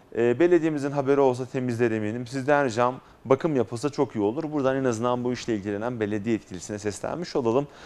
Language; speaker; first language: Turkish; native; Turkish